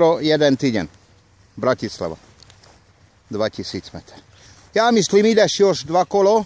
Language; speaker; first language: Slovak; non-native, learner; Hungarian